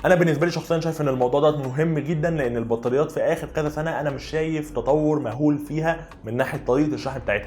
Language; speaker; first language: Arabic; native; Arabic